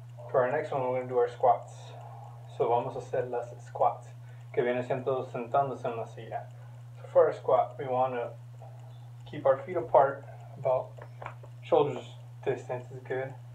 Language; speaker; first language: English; early bilingual, other home language; Spanish